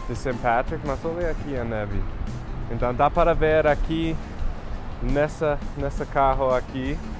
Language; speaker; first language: Portuguese; non-native, fluent; English